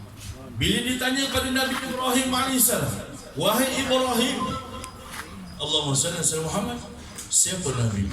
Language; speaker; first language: Malay; native; Malay